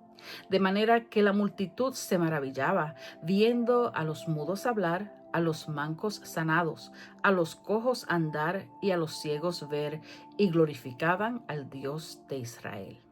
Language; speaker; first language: Spanish; native; Spanish